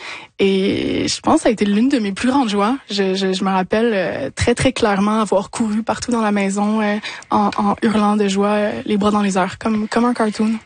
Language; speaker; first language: French; native; French